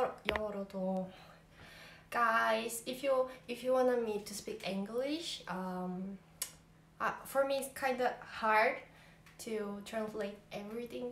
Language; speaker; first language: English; non-native, learner; Portuguese